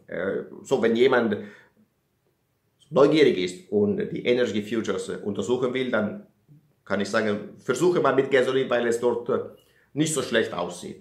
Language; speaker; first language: German; non-native, fluent; Italian